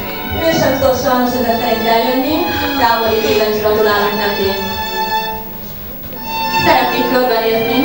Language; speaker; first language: Hungarian; native; Hungarian